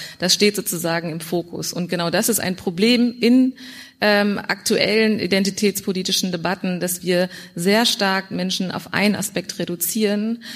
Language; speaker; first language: German; early bilingual, other home language; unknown